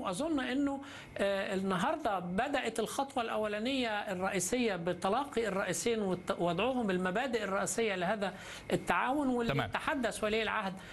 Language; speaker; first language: Arabic; native; Arabic